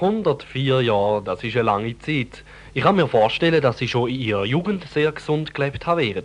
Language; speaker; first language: German; native; German